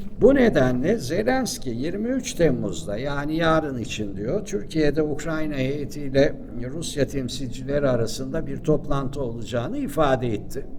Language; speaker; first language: Turkish; native; Turkish